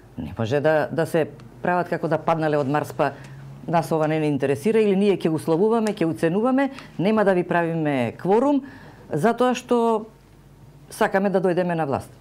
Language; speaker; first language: Macedonian; non-native, local second language; Serbian